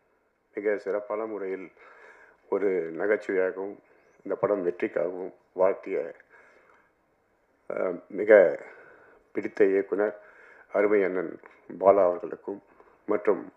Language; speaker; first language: Tamil; native; Tamil